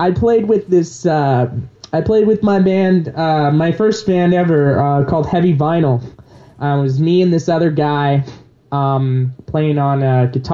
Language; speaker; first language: English; native; English